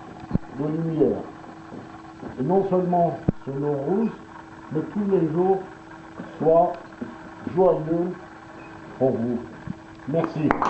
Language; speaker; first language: French; non-native, fluent; Azerbaijani